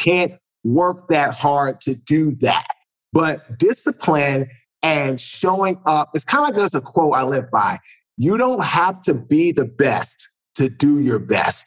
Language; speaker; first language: English; native; English